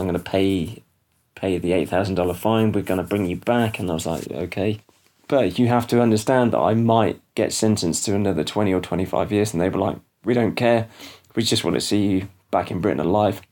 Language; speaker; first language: English; native; English